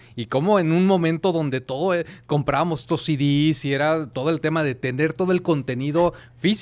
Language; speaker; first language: Spanish; native; Spanish